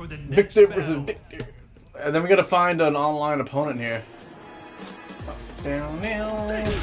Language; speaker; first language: English; native; English